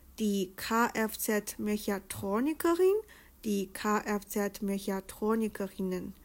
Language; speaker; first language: German; non-native, fluent; Chinese